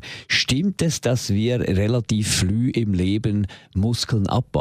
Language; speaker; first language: German; native; German